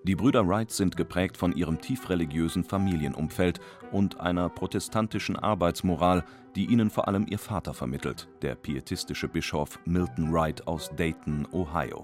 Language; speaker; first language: German; native; German